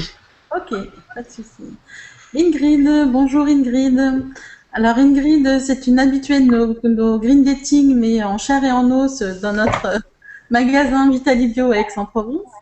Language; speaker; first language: French; native; French